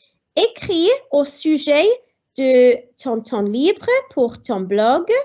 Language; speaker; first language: French; non-native, fluent; Welsh